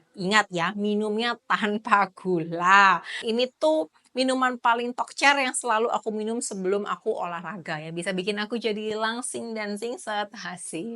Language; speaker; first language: Indonesian; native; Indonesian